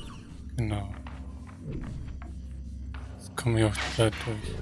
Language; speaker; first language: German; native; German